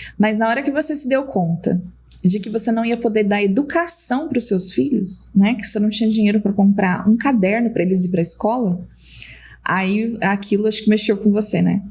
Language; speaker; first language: Portuguese; native; Portuguese